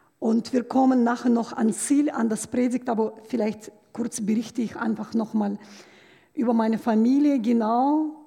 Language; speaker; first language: German; non-native, fluent; Russian